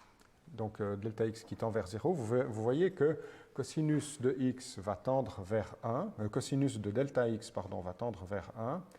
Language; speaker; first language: French; native; French